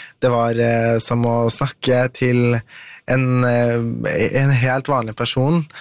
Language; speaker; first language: Norwegian; early bilingual, other home language; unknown